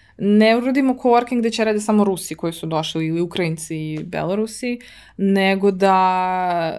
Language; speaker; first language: Serbian; early bilingual, heritage; Serbian